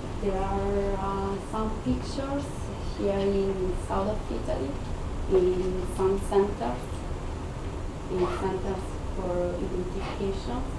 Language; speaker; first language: English; non-native, fluent; Italian